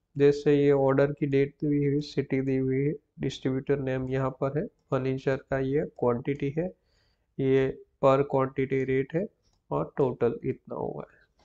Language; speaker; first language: Hindi; non-native, local second language; Gujarati